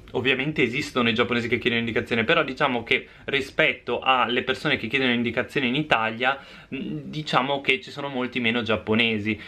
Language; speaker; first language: Italian; native; Italian